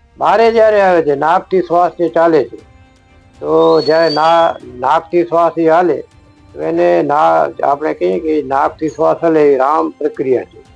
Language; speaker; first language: Gujarati; non-native, local second language; Kachhi